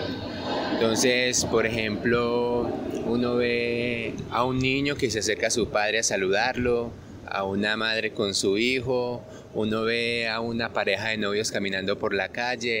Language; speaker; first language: Spanish; native; Spanish